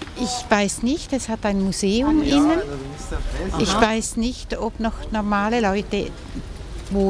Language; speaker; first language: German; native; German